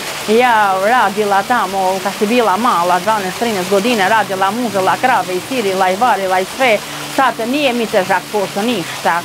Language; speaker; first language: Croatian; non-native, learner; Albanian